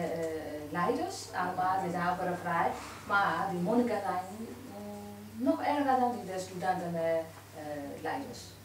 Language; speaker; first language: Dutch; non-native, learner; Burmese